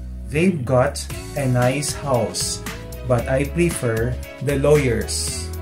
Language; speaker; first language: English; non-native, local second language; Filipino